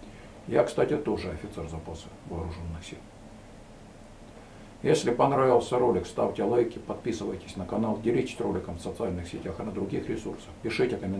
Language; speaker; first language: Russian; native; Russian